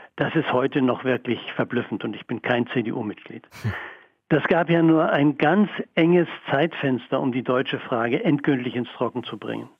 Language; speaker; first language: German; native; German